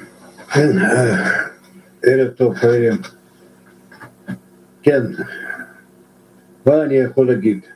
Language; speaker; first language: Hebrew; non-native, fluent; Russian